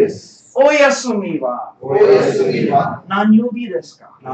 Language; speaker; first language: Japanese; non-native, fluent; Tamil